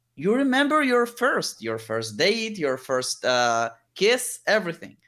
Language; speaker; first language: English; early bilingual, other home language; Hebrew